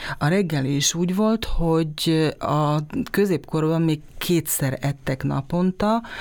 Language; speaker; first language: Hungarian; native; Hungarian